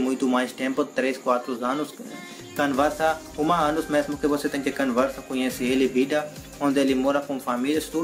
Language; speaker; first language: Portuguese; non-native, learner; Hindi